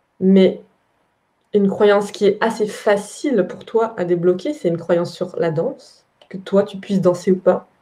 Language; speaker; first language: French; native; French